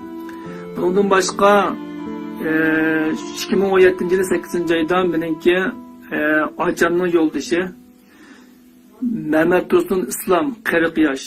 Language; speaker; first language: Turkish; non-native, learner; Uyghur